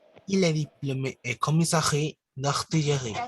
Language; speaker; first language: French; non-native, learner; Spanish